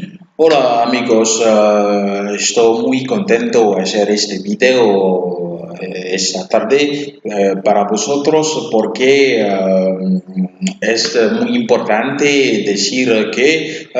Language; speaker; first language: Spanish; non-native, learner; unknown